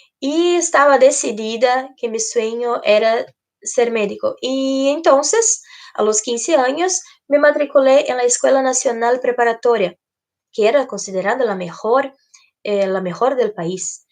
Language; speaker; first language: Spanish; non-native, fluent; Portuguese